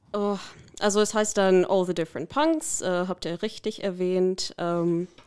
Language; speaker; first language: German; non-native, fluent; Korean